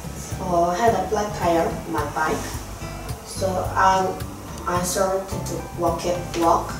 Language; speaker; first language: English; non-native, learner; Korean